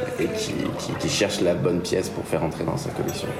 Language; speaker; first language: French; native; French